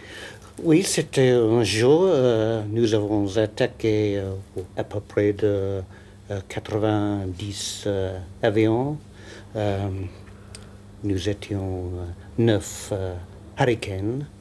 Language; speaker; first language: French; non-native, learner; English